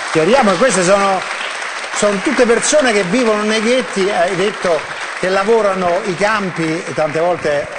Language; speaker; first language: Italian; native; Italian